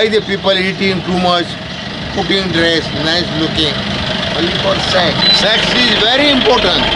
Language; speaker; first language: English; non-native, learner; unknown